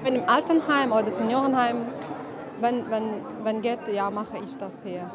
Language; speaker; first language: German; non-native, learner; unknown